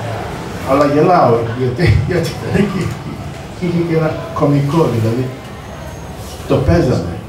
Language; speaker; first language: Greek; early bilingual, heritage; Greek